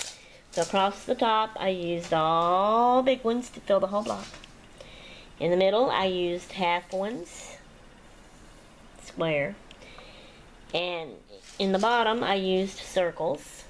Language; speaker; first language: English; native; English